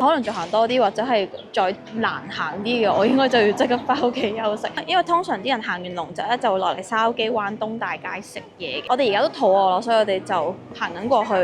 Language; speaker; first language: Cantonese; native; Cantonese